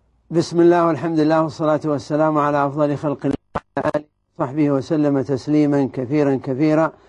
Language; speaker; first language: Arabic; native; Arabic